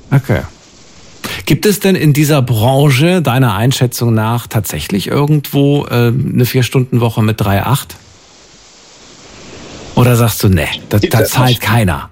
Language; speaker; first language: German; native; German